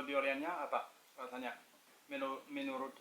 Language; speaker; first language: Indonesian; non-native, learner; French